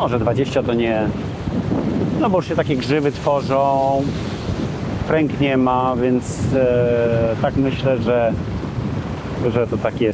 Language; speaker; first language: Polish; native; Polish